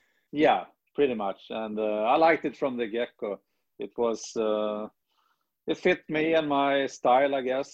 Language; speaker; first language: English; non-native, fluent; Swedish